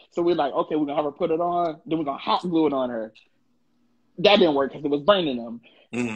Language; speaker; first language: English; native; English